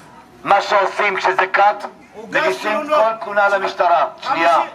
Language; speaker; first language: Hebrew; non-native, fluent; Amharic